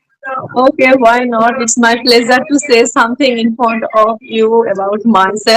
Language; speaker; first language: English; non-native, learner; Bangla